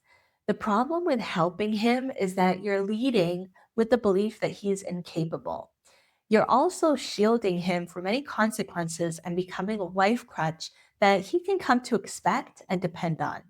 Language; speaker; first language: English; native; English